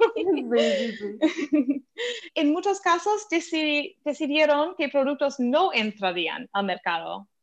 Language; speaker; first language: Spanish; non-native, fluent; English